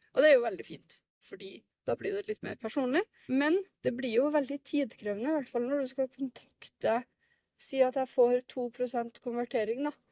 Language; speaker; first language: Norwegian; native; Norwegian